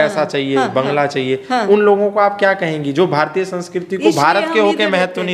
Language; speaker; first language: Hindi; native; Hindi